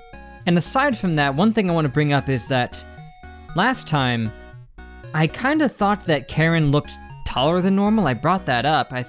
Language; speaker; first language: English; native; English